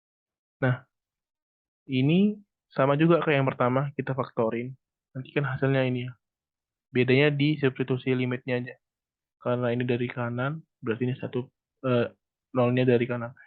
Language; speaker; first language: Indonesian; native; Indonesian